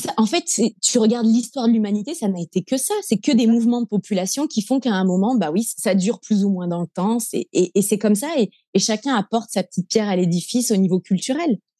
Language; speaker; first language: French; native; French